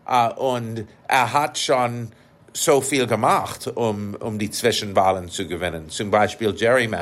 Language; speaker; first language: German; non-native, fluent; English